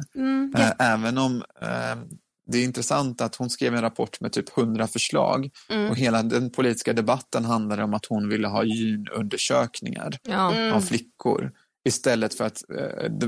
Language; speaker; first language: Swedish; native; Swedish